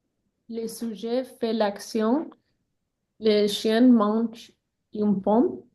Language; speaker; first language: French; non-native, learner; English